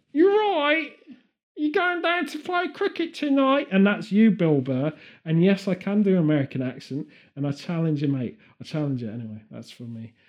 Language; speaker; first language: English; native; English